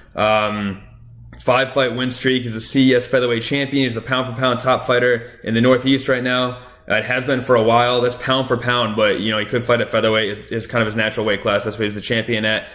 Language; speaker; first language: English; native; English